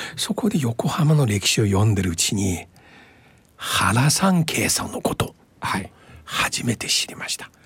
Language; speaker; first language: Japanese; non-native, fluent; Chinese